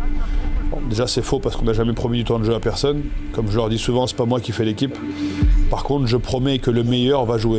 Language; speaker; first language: French; native; French